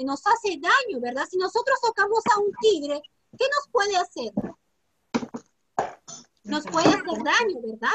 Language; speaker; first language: Spanish; native; Spanish